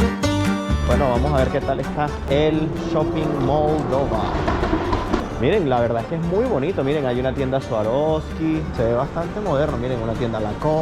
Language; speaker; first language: Spanish; native; Spanish